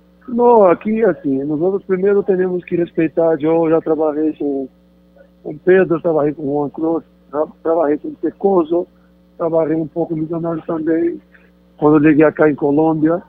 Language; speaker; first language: Spanish; non-native, fluent; Portuguese